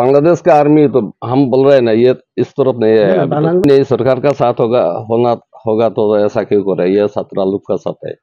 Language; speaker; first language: Hindi; non-native, learner; Bangla